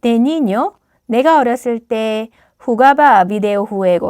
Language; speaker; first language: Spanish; non-native, fluent; Korean